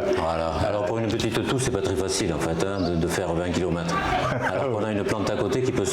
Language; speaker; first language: French; native; French